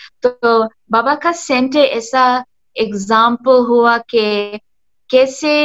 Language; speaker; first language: Hindi; early bilingual, heritage; Hindi